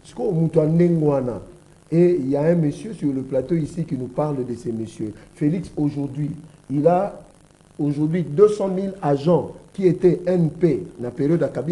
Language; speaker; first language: French; non-native, local second language; Lingala